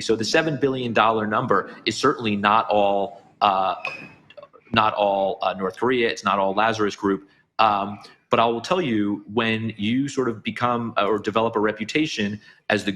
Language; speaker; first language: English; native; English